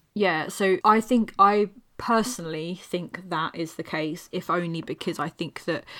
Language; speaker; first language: English; native; English